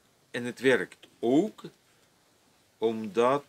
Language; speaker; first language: Dutch; non-native, fluent; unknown